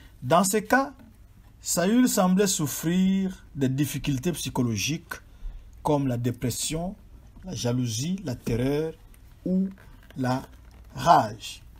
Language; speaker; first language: French; non-native, local second language; Swahili